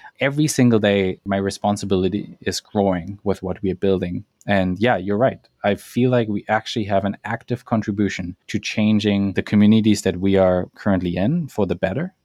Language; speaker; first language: English; non-native, fluent; German